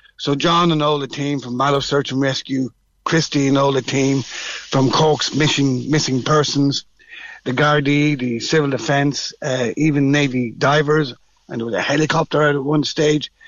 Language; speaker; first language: English; native; English